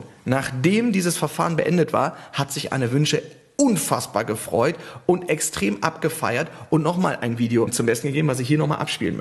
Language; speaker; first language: German; native; German